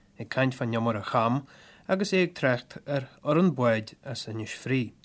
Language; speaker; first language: Irish; native; Irish